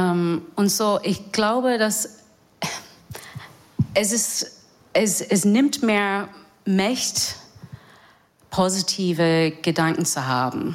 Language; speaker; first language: German; non-native, learner; English